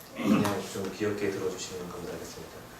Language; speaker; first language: Korean; native; Korean